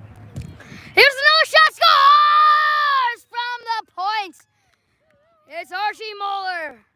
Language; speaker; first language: English; native; English